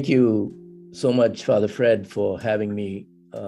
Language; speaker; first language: English; non-native, local second language; Tamil